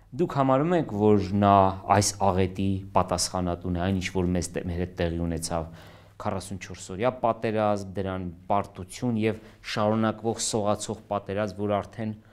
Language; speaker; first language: Armenian; native; Armenian